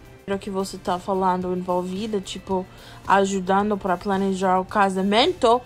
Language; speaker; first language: Portuguese; non-native, learner; English